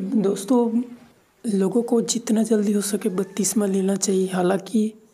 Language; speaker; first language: Hindi; native; Hindi